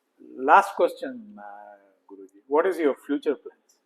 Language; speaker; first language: English; non-native, local second language; Kannada